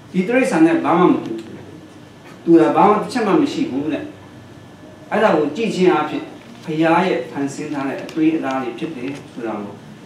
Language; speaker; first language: Burmese; non-native, local second language; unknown